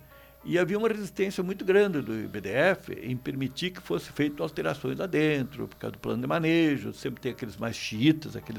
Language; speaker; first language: Portuguese; native; Portuguese